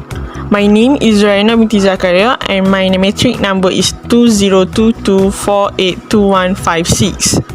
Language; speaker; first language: English; non-native, local second language; Malay